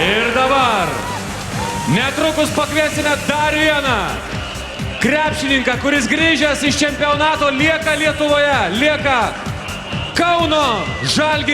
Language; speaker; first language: Lithuanian; native; Lithuanian